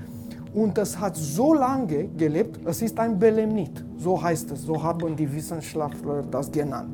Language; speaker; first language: German; non-native, fluent; Romanian